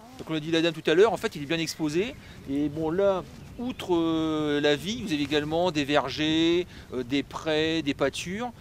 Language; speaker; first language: French; native; French